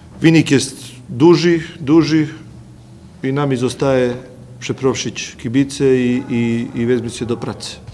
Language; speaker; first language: Polish; non-native, learner; Serbian